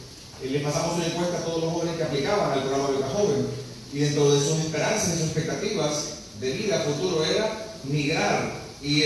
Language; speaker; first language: Spanish; native; Spanish